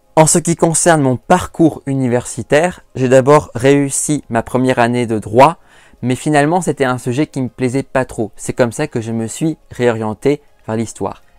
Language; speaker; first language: French; native; French